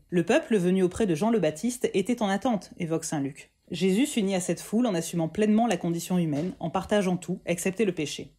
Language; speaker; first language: French; native; French